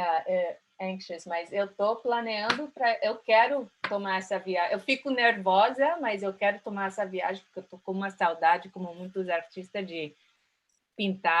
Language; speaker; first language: Portuguese; early bilingual, heritage; Portuguese